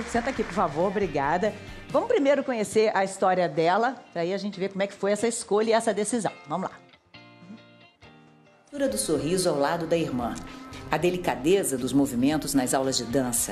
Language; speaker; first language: Portuguese; native; Portuguese